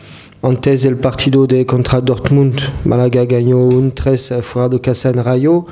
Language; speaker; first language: Spanish; non-native, fluent; French